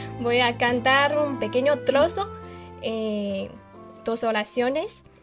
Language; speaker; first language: Spanish; non-native, fluent; Chinese